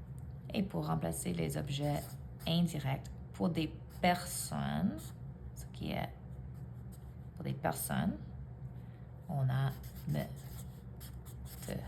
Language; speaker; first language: French; non-native, fluent; English